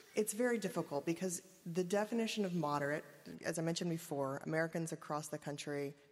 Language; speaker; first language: English; native; English